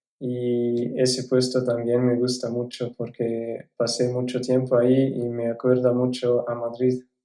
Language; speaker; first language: Spanish; non-native, fluent; German